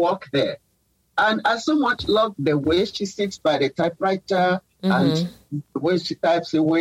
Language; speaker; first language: English; non-native, local second language; Yoruba